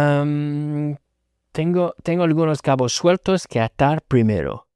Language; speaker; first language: Spanish; non-native, fluent; English